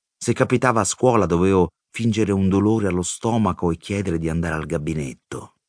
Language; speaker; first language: Italian; native; Italian